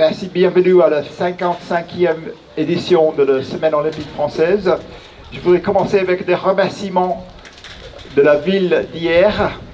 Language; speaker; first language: French; non-native, fluent; English